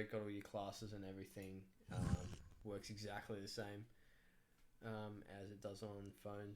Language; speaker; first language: English; native; English